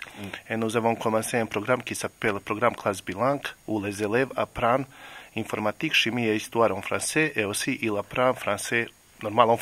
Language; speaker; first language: French; non-native, learner; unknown